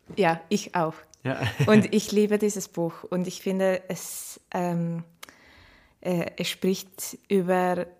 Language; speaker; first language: German; non-native, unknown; Estonian